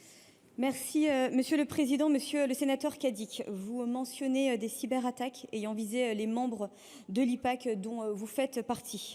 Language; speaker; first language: French; native; French